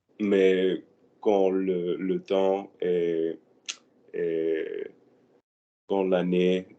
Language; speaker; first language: French; non-native, learner; Spanish